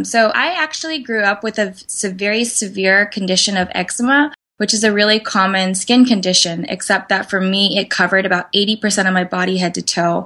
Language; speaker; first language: English; native; English